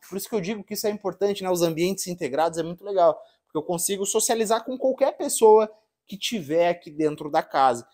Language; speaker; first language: Portuguese; native; Portuguese